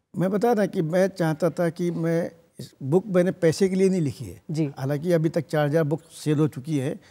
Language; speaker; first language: Hindi; native; Hindi